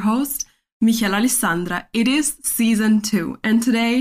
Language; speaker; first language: English; non-native, fluent; Spanish